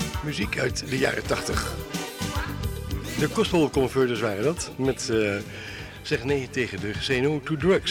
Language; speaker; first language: Dutch; native; Dutch